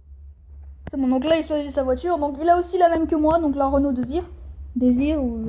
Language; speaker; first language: French; native; French